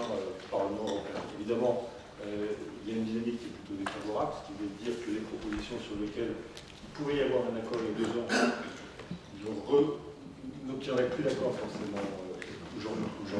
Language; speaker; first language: French; native; French